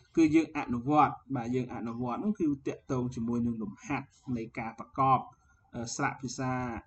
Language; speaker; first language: Khmer; native; Khmer